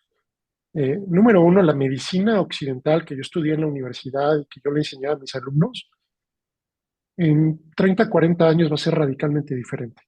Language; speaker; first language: Spanish; native; Spanish